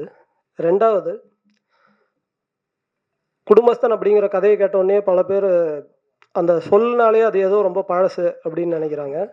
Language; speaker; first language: Tamil; native; Tamil